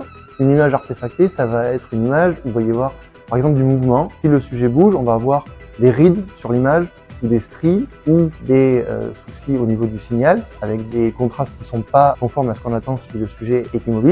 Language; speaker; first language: French; native; French